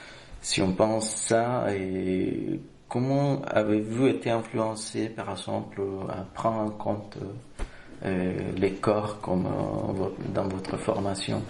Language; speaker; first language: French; non-native, fluent; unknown